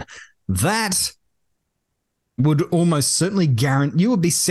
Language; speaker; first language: English; native; English